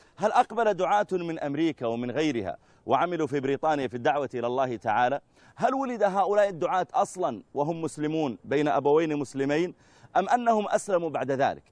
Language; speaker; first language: Arabic; native; Arabic